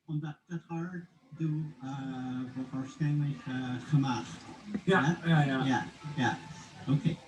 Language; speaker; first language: Dutch; non-native, learner; English